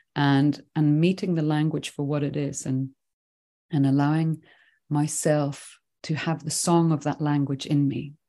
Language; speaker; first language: English; early bilingual, other home language; Swedish